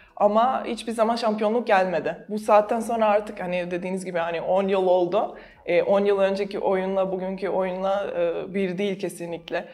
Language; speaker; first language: Turkish; non-native, fluent; Serbian